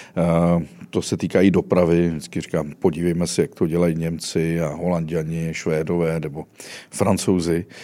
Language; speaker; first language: Czech; native; Czech